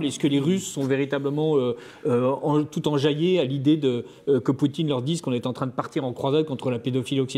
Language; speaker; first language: French; native; French